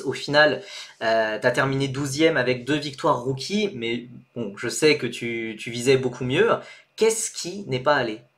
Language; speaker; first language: French; native; French